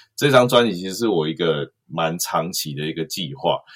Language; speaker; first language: Chinese; native; Chinese